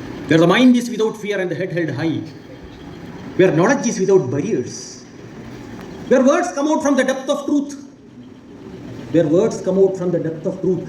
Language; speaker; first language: English; non-native, local second language; Malayalam